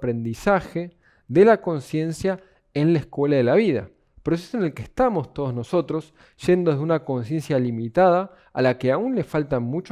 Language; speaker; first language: Spanish; native; Spanish